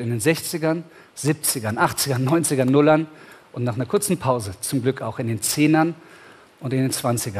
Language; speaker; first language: German; native; German